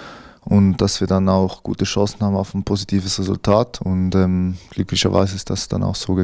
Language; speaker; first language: German; native; German